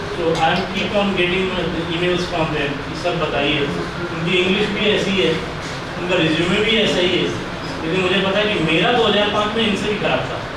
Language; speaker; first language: Hindi; native; Hindi